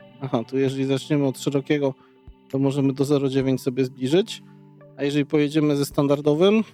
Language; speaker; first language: Polish; native; Polish